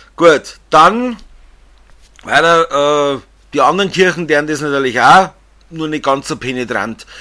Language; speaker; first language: German; native; German